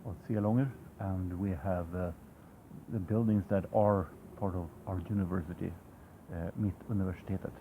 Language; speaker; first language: English; non-native, fluent; Swedish